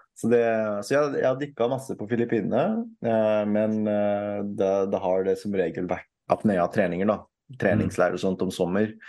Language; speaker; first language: Norwegian; early bilingual, other home language; Filipino